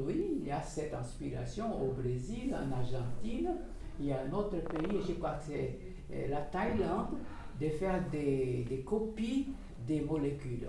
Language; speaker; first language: French; non-native, fluent; Portuguese